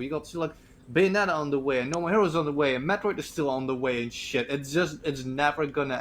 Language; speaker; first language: English; native; English